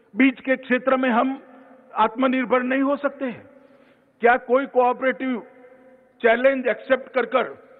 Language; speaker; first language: Hindi; non-native, local second language; Gujarati